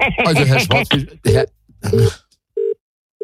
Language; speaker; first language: German; native; German